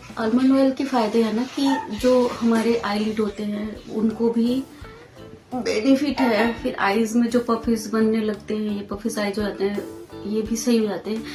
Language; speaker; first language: Hindi; native; Hindi